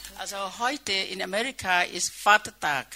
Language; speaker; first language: German; non-native, fluent; Thai